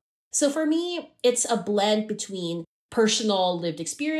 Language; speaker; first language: English; non-native, local second language; Filipino